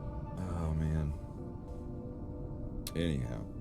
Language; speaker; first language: English; native; English